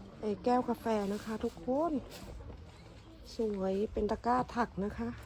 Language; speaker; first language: Thai; native; Thai